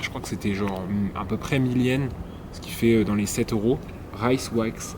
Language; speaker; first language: French; native; French